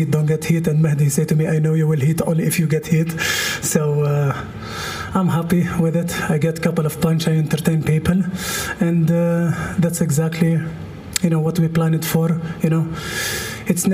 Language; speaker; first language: English; non-native, fluent; Russian